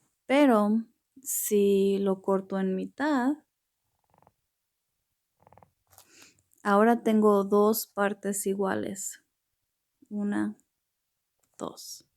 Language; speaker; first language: Spanish; early bilingual, heritage; Spanish